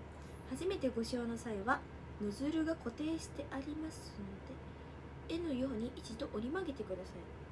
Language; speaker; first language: Japanese; native; Japanese